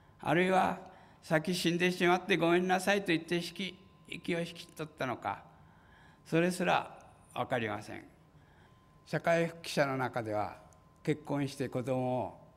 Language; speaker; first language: Japanese; native; Japanese